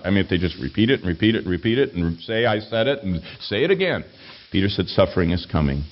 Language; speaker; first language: English; native; English